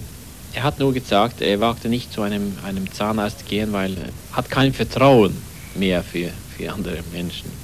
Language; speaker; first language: German; non-native, fluent; Norwegian